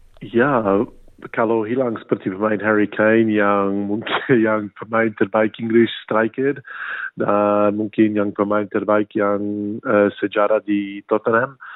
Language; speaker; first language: Indonesian; early bilingual, heritage; English